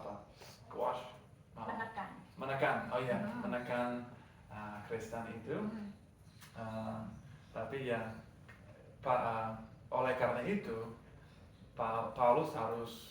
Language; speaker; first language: Indonesian; non-native, learner; English